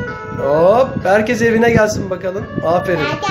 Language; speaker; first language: Turkish; native; Turkish